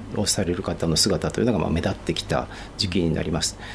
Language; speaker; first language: Japanese; native; Japanese